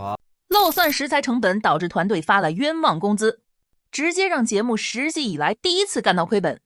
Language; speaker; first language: Chinese; native; Chinese